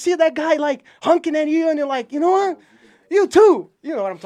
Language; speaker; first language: English; non-native, fluent; Portuguese